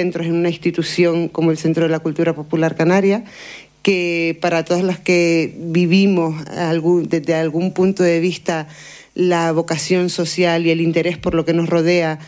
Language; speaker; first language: Spanish; native; Spanish